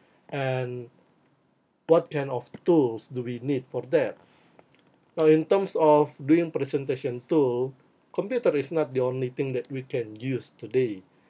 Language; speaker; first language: English; non-native, fluent; Indonesian